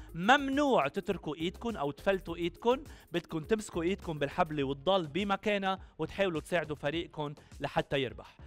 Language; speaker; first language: Arabic; native; Arabic